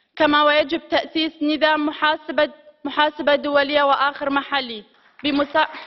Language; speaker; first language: Arabic; non-native, local second language; Kurdish